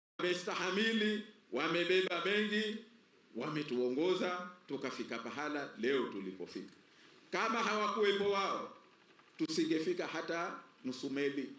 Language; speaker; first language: Swahili; native; Swahili